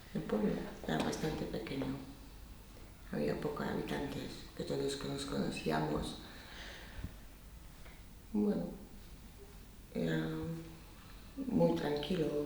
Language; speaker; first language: Spanish; non-native, fluent; Polish